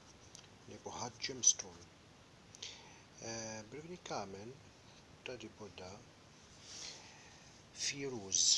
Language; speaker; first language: Czech; non-native, learner; Arabic